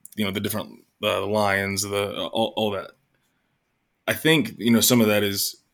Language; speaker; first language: English; native; English